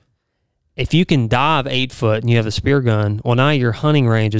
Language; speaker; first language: English; native; English